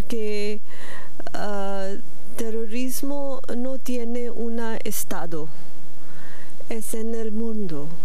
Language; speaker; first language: Spanish; non-native, learner; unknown